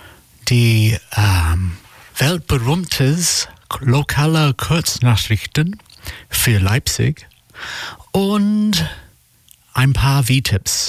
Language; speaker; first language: German; non-native, learner; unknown